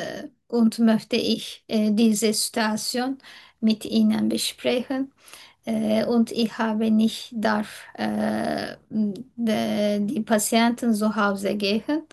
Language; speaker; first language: German; non-native, learner; Turkish